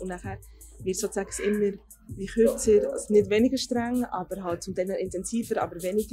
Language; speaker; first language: German; native; German